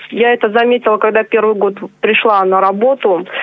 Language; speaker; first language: Russian; non-native, local second language; Chuvash